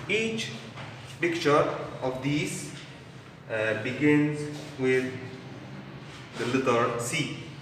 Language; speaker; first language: English; non-native, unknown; Arabic